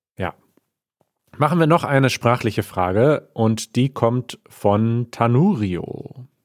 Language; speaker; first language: German; native; German